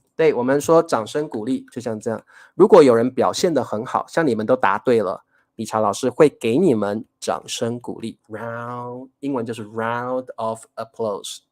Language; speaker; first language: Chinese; native; Chinese